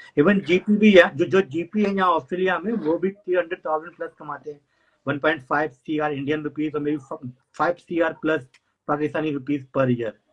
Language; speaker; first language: Hindi; native; Hindi